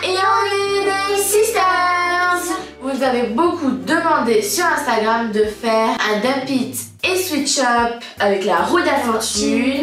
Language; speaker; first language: French; early bilingual, other home language; Russian